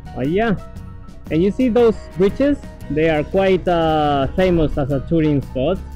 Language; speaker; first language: English; non-native, fluent; Spanish